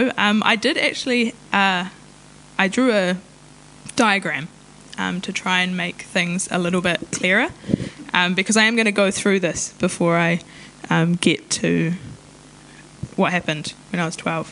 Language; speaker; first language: English; non-native, local second language; Māori